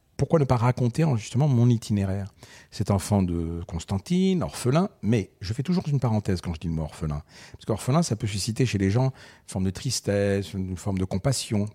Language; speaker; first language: French; early bilingual, other home language; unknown